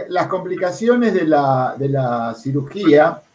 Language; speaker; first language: Spanish; native; Spanish